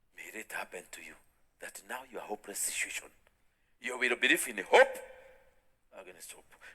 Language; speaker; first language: English; non-native, local second language; Swahili